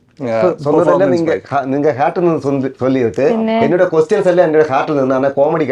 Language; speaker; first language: Tamil; non-native, learner; Malayalam